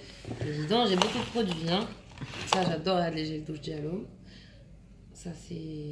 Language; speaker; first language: French; non-native, local second language; Arabic